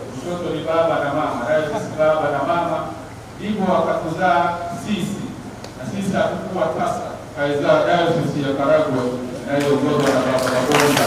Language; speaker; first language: Swahili; native; Swahili